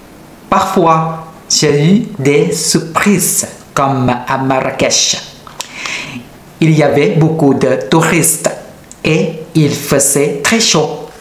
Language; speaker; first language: French; non-native, learner; Thai